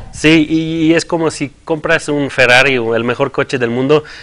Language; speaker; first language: Spanish; non-native, fluent; French